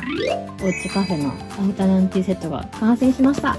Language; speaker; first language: Japanese; native; Japanese